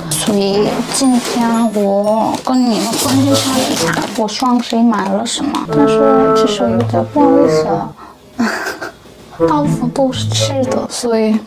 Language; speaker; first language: Chinese; non-native, learner; Korean